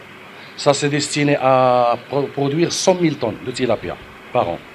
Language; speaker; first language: French; non-native, local second language; Arabic